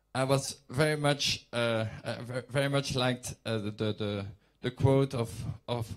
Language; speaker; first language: English; non-native, fluent; Dutch